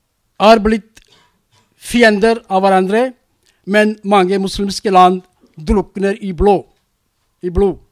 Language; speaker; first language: Norwegian; non-native, learner; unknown